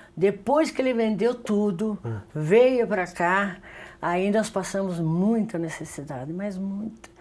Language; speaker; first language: Portuguese; early bilingual, other home language; Spanish